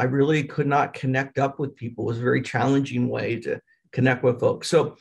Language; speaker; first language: English; native; English